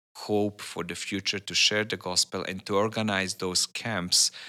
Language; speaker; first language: English; non-native, learner; Serbian